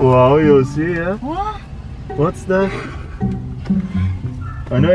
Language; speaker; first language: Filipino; non-native, learner; Arabic